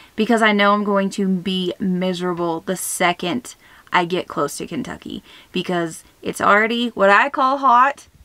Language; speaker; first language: English; native; English